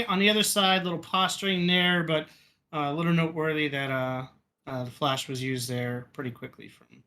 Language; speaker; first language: English; native; English